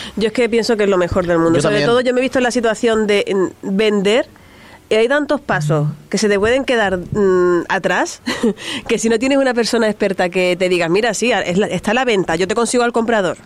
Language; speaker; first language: Spanish; native; Spanish